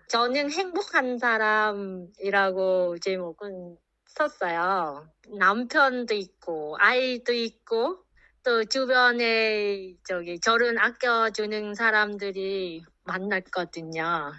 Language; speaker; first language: Korean; non-native, fluent; Vietnamese